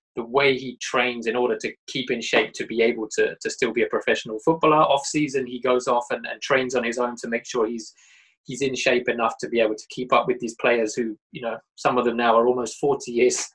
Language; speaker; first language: English; native; English